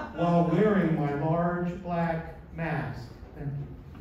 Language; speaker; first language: English; native; English